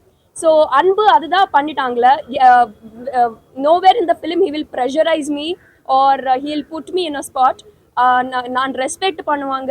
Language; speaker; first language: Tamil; non-native, fluent; Telugu